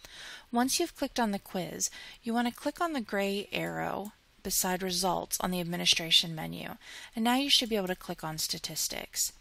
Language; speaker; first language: English; native; English